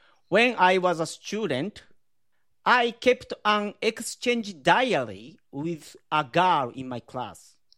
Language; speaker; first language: English; non-native, learner; Japanese